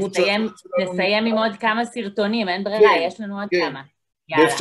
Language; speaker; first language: Hebrew; native; Hebrew